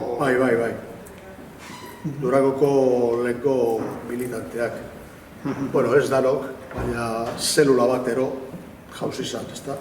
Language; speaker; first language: Basque; native; Basque